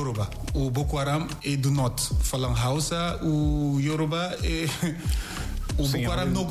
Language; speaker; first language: Portuguese; non-native, learner; Yoruba